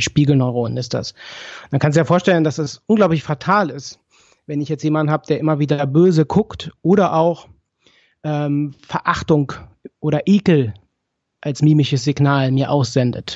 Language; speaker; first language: German; native; German